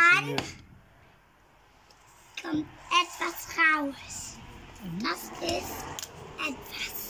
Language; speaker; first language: German; non-native, learner; Cebuano